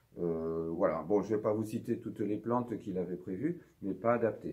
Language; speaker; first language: French; native; French